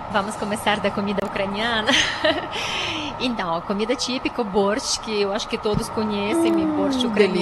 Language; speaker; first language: Portuguese; non-native, fluent; Ukrainian